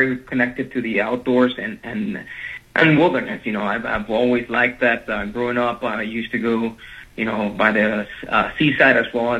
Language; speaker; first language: English; non-native, fluent; Spanish